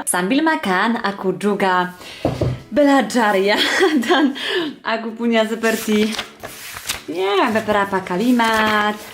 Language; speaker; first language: Indonesian; non-native, fluent; Polish